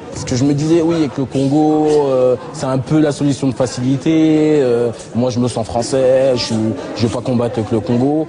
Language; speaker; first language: French; early bilingual, other home language; Lingala